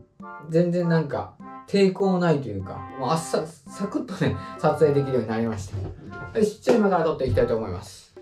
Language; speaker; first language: Japanese; native; Japanese